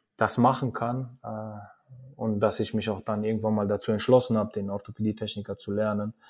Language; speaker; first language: German; early bilingual, other home language; Russian